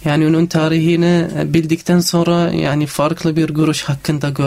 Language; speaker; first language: Turkish; non-native, fluent; Arabic